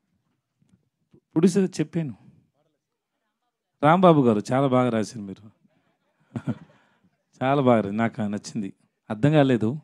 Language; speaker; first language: Telugu; non-native, learner; Tamil